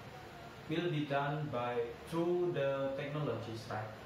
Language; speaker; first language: English; non-native, learner; Indonesian